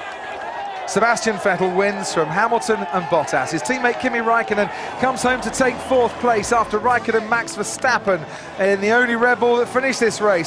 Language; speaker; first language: English; native; English